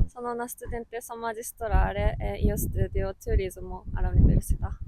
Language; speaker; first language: Italian; non-native, learner; Japanese